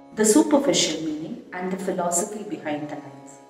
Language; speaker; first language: English; non-native, local second language; Tamil